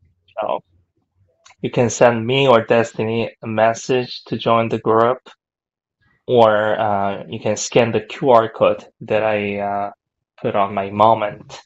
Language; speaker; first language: English; non-native, fluent; Korean